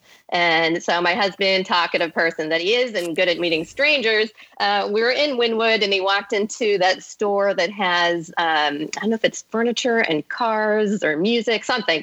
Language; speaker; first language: English; native; English